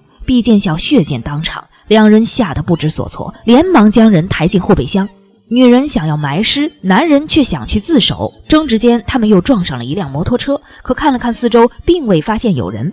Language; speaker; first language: Chinese; native; Chinese